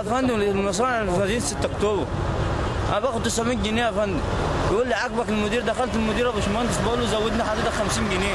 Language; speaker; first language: Arabic; native; Arabic